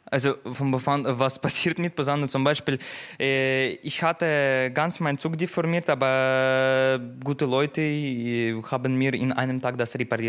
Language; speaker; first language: German; non-native, learner; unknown